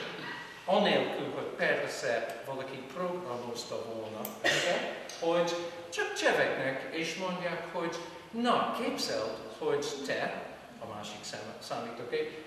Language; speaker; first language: Hungarian; non-native, fluent; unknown